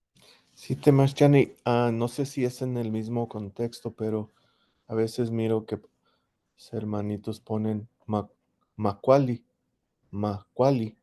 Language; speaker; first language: Spanish; early bilingual, heritage; English